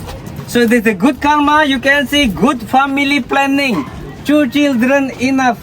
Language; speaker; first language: English; non-native, learner; Indonesian